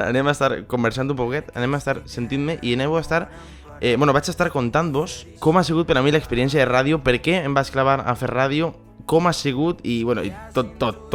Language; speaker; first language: Catalan; native; Catalan